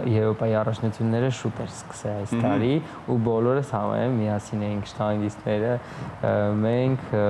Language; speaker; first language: Armenian; native; Armenian